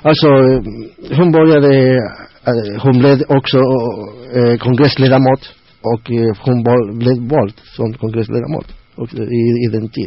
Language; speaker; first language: Swedish; non-native, learner; Spanish